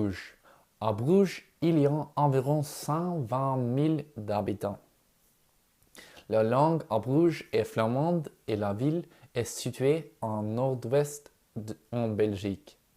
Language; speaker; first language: French; non-native, learner; Norwegian